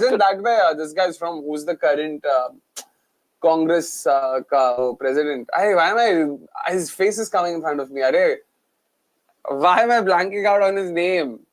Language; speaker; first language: English; non-native, local second language; Hindi